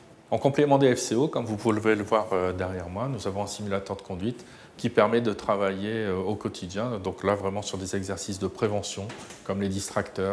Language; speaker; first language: French; native; French